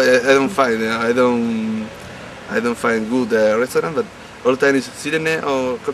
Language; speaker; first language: English; non-native, learner; Spanish